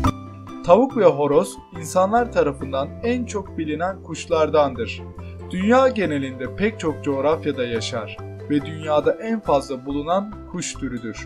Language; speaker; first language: Turkish; native; Turkish